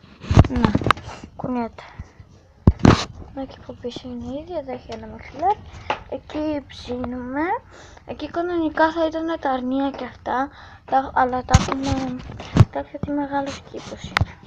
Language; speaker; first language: Greek; early bilingual, other home language; Bulgarian